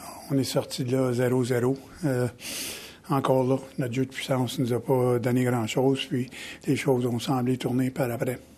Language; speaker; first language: French; native; French